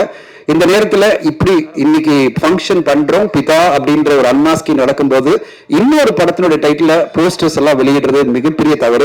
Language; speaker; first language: Tamil; native; Tamil